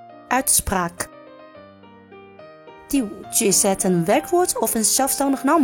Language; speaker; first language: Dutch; non-native, learner; Chinese